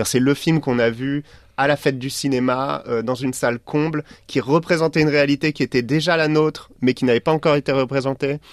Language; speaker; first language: French; native; French